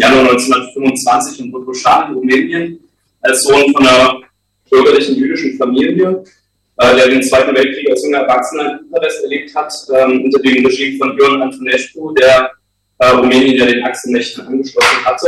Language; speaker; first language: German; native; German